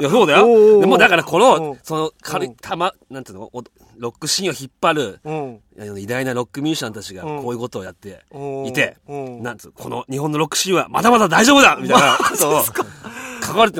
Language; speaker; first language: Japanese; native; Japanese